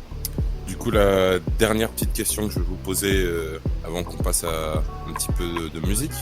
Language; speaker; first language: French; native; French